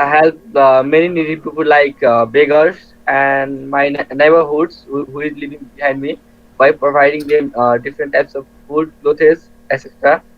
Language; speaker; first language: English; non-native, learner; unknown